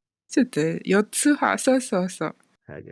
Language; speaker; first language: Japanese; non-native, fluent; Malay